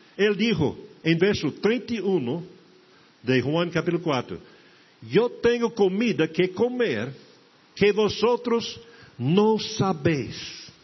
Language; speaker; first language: Portuguese; non-native, fluent; English